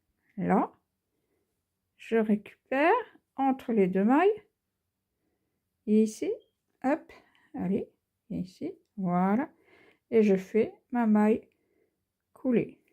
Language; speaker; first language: French; native; French